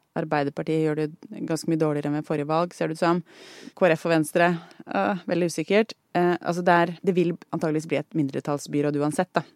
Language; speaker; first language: Norwegian; native; Norwegian